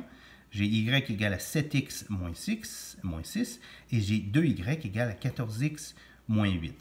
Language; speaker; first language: French; native; French